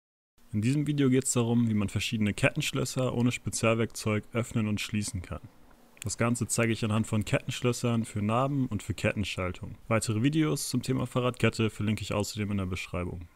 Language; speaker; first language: German; native; German